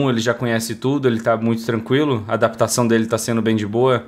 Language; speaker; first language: Portuguese; native; Portuguese